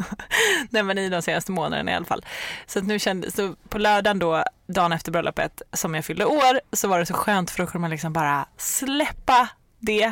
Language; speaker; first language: Swedish; native; Swedish